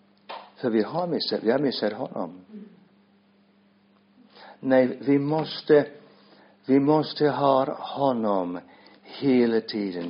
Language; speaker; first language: Swedish; non-native, fluent; English